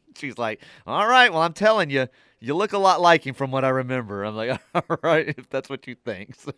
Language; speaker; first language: English; native; English